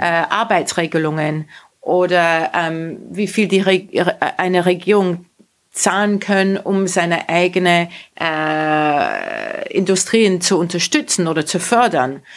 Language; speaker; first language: German; non-native, fluent; English